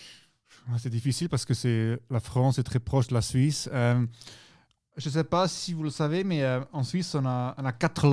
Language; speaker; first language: French; non-native, local second language; German